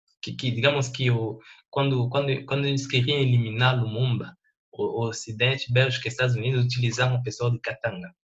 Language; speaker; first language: Portuguese; non-native, fluent; French